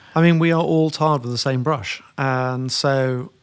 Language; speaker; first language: English; native; English